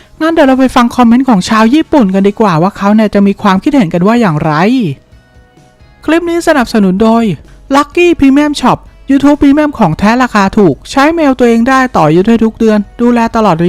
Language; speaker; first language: Thai; native; Thai